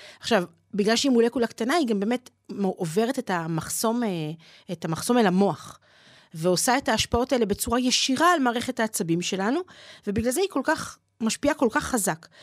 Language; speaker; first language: Hebrew; native; Hebrew